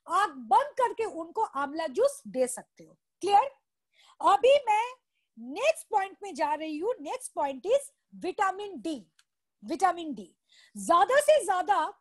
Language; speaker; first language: Hindi; non-native, local second language; Bangla